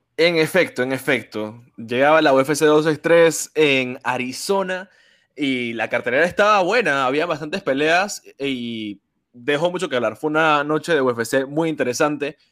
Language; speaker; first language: Spanish; native; Spanish